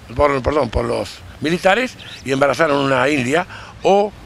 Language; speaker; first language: Spanish; native; Spanish